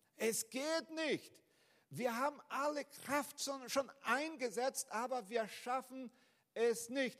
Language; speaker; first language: German; non-native, fluent; Portuguese